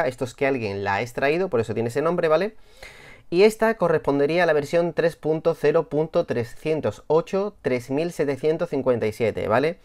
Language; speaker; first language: Spanish; native; Spanish